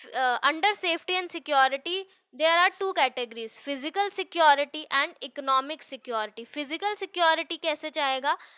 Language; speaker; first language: Hindi; native; Hindi